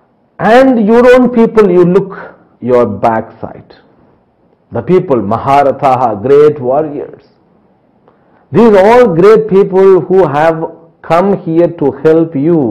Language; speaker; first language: English; non-native, local second language; Telugu